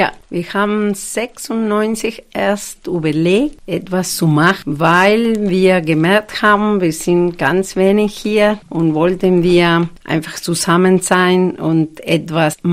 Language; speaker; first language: German; non-native, fluent; Spanish